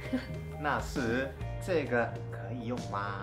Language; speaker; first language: Chinese; non-native, fluent; Japanese